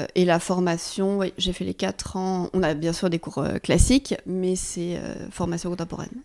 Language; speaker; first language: French; native; French